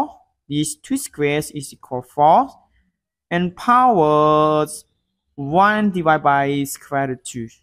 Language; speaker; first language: English; non-native, learner; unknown